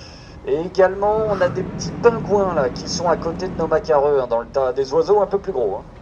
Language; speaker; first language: French; native; French